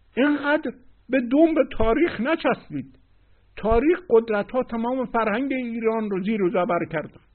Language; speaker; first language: Persian; native; Persian